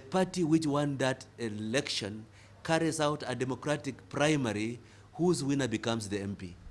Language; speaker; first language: English; non-native, local second language; Swahili